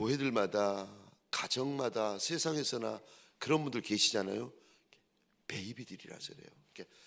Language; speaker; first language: Korean; native; Korean